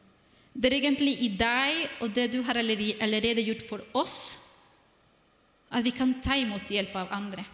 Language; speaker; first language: Norwegian; non-native, fluent; Spanish